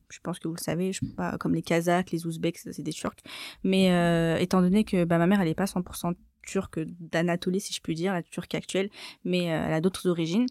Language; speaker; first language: French; native; French